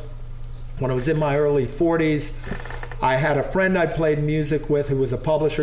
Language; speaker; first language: English; native; English